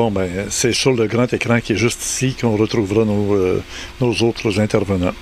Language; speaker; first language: French; native; French